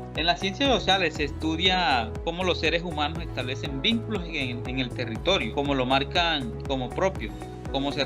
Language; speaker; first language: Spanish; native; Spanish